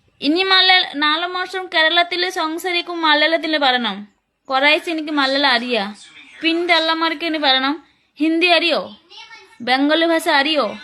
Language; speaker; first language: Malayalam; non-native, learner; Bangla